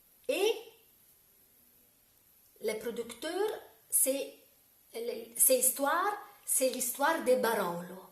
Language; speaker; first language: French; non-native, learner; Italian